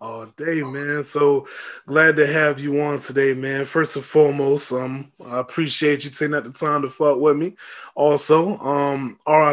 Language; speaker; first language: English; native; English